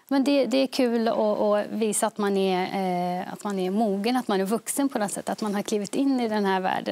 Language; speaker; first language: Swedish; early bilingual, other home language; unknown